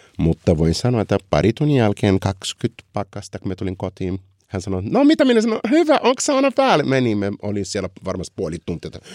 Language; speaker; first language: Finnish; non-native, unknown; Portuguese